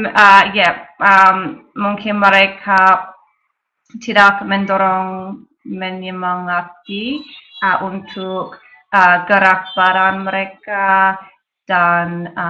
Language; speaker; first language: Indonesian; non-native, learner; English